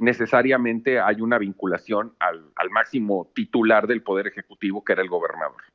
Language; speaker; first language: Spanish; native; Spanish